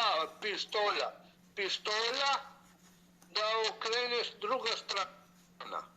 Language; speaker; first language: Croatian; non-native, learner; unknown